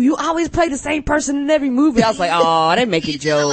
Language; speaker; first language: English; native; English